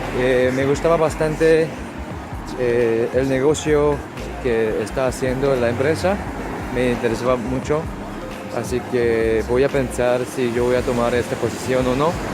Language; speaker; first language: Spanish; non-native, fluent; Korean